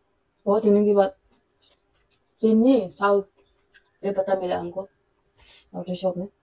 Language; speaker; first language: Hindi; non-native, local second language; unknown